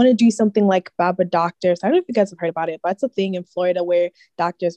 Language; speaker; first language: English; non-native, local second language; Akan